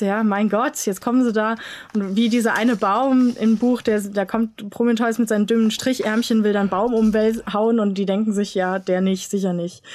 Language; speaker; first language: German; native; German